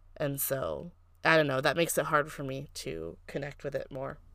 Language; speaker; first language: English; early bilingual, other home language; Filipino